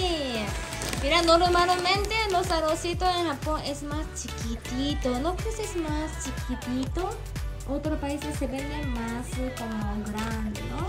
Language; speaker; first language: Spanish; non-native, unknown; Japanese